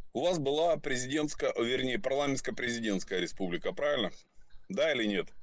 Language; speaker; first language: Ukrainian; non-native, local second language; Russian